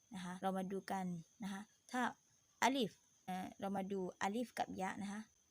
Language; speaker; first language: Thai; non-native, local second language; Pattani Malay